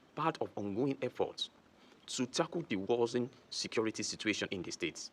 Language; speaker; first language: English; non-native, local second language; Yoruba